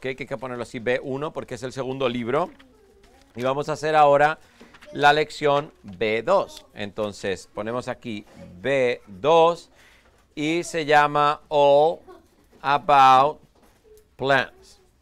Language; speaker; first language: Spanish; native; Spanish